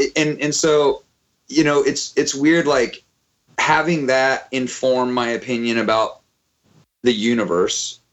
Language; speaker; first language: English; native; English